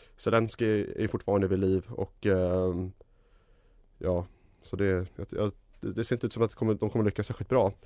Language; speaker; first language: Swedish; native; Swedish